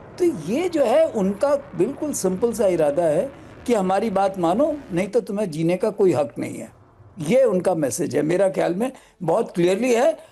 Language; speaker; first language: Hindi; native; Hindi